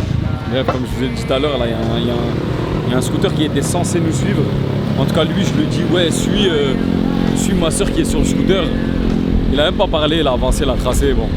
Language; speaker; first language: French; native; French